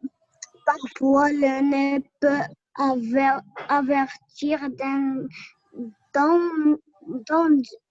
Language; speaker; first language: French; non-native, learner; Arabic